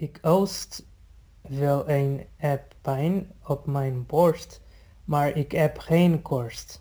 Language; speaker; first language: Dutch; non-native, learner; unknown